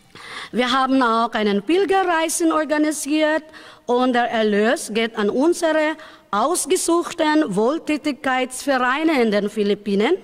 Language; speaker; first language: German; non-native, learner; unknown